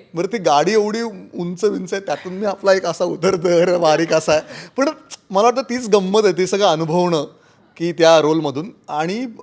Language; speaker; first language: Marathi; native; Marathi